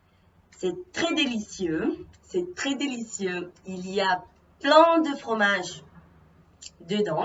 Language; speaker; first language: French; non-native, fluent; Spanish